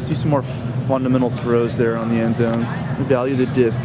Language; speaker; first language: English; native; English